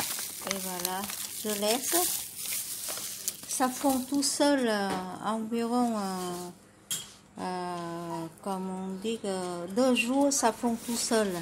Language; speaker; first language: French; non-native, fluent; Vietnamese